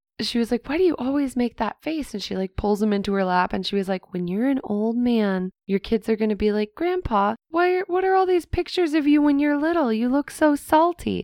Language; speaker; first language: English; native; English